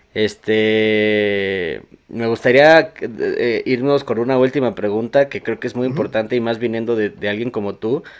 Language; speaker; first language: Spanish; native; Spanish